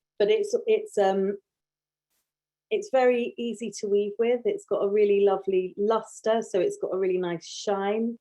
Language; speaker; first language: English; native; English